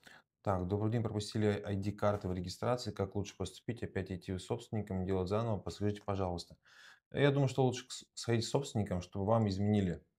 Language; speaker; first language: Russian; native; Russian